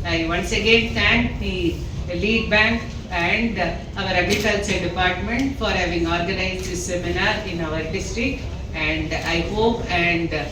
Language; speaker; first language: English; non-native, local second language; Tamil